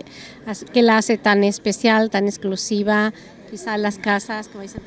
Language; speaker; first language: Spanish; native; Spanish